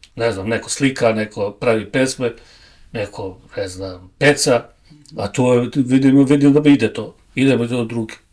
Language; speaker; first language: Bosnian; native; Bosnian